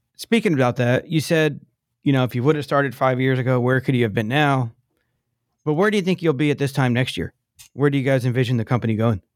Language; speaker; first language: English; native; English